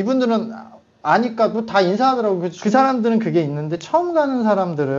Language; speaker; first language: Korean; native; Korean